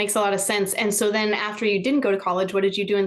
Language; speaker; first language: English; native; English